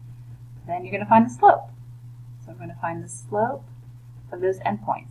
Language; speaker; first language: English; native; English